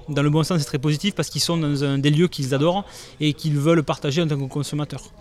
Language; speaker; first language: French; native; French